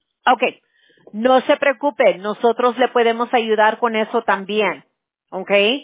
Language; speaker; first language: Spanish; early bilingual, heritage; Spanish